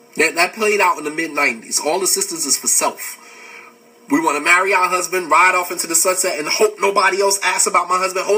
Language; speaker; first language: English; native; English